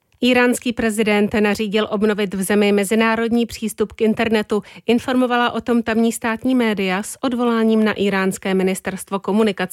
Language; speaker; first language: Czech; native; Czech